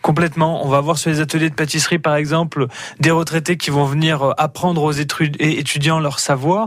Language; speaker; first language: French; native; French